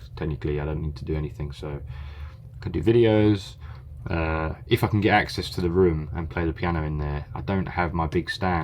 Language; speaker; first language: English; native; English